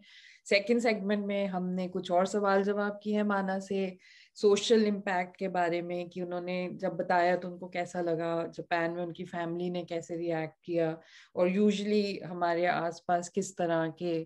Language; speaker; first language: Hindi; native; Hindi